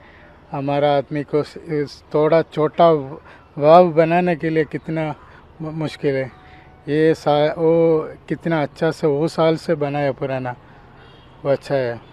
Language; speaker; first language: Hindi; non-native, learner; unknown